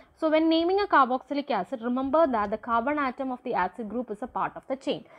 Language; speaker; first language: English; non-native, local second language; Malayalam